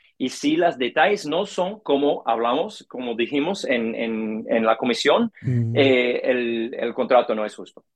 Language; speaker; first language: Spanish; non-native, learner; English